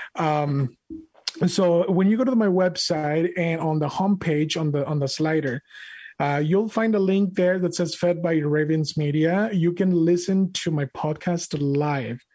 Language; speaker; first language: English; non-native, fluent; Spanish